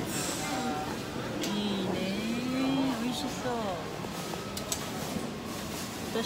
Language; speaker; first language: Japanese; non-native, learner; Filipino